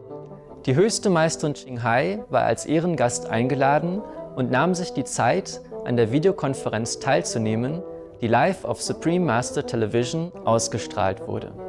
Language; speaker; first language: German; native; German